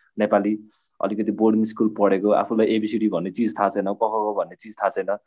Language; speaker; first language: Nepali; non-native, local second language; Limbu